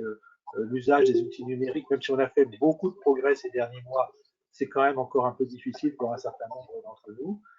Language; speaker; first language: French; native; French